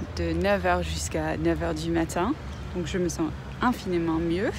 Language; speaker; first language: French; non-native, fluent; English